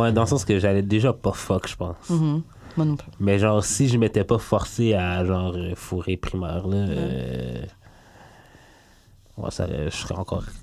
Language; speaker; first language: French; native; French